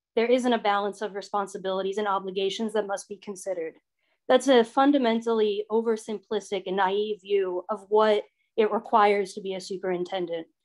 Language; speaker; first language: English; native; English